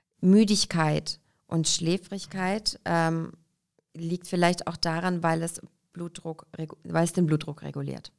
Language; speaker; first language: German; early bilingual, other home language; Russian